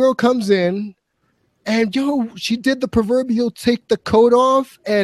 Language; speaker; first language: English; native; English